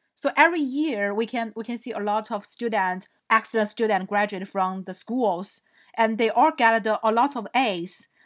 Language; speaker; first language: English; non-native, fluent; Chinese